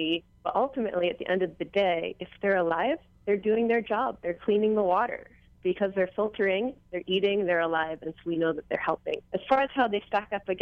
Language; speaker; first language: English; native; English